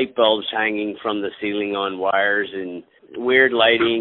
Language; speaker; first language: English; native; English